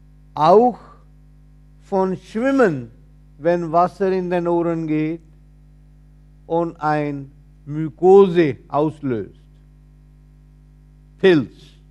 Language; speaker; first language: German; non-native, fluent; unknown